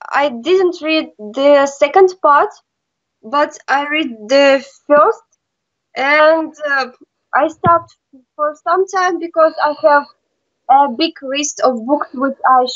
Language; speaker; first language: English; non-native, learner; Russian